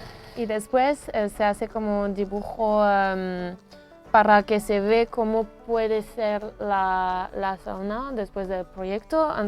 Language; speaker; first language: Spanish; non-native, fluent; French